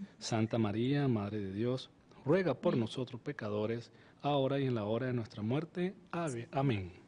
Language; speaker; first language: Spanish; native; Spanish